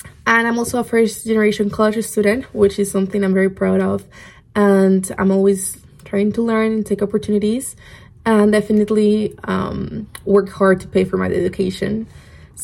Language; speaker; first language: English; non-native, fluent; Spanish